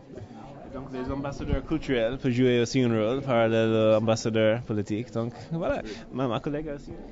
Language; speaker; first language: French; non-native, learner; English